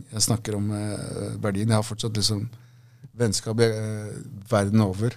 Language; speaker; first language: Norwegian; early bilingual, other home language; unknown